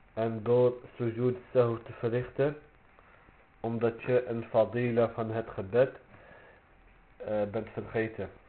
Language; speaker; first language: Dutch; early bilingual, other home language; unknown